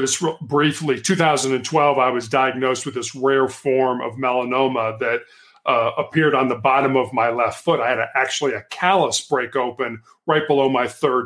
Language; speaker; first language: English; native; English